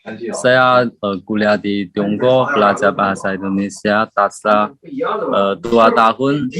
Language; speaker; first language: Indonesian; non-native, learner; Chinese